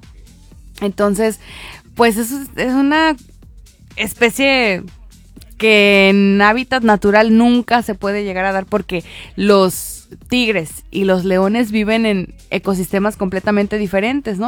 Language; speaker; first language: Spanish; native; Spanish